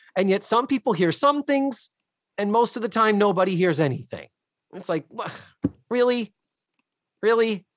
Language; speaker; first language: English; native; English